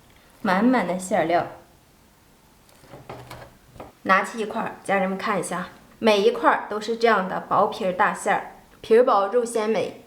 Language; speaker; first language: Chinese; native; Chinese